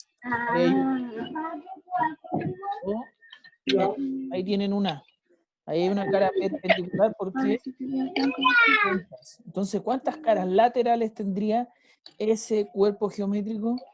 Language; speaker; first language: Spanish; native; Spanish